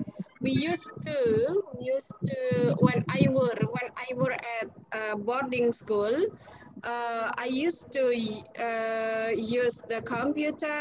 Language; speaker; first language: English; non-native, learner; Indonesian